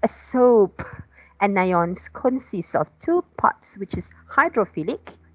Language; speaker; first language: English; non-native, local second language; Malay